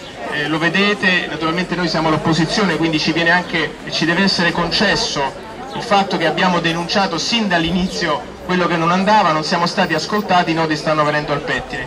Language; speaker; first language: Italian; native; Italian